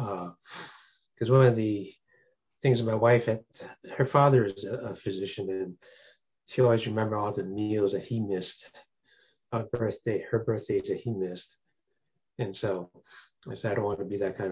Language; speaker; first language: English; early bilingual, other home language; Cantonese